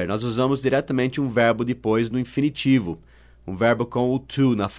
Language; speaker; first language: Portuguese; non-native, fluent; English